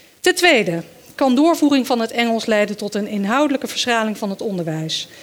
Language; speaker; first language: Dutch; early bilingual, other home language; Danish